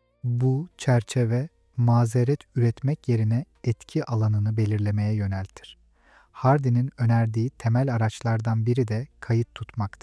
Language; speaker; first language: Turkish; native; Turkish